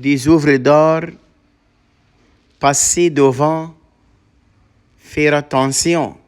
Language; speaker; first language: French; non-native, fluent; Arabic